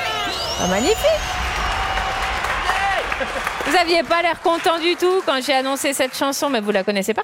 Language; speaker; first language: French; native; French